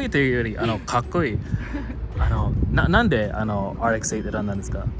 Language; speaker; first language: Japanese; non-native, fluent; English